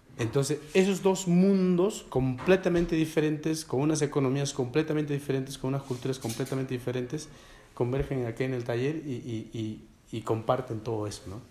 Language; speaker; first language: Spanish; non-native, local second language; Quechua